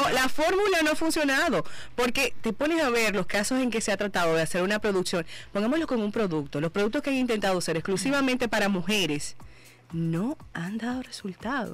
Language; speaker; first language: Spanish; native; Spanish